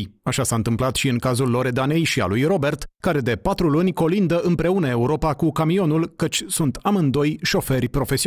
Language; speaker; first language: Romanian; native; Romanian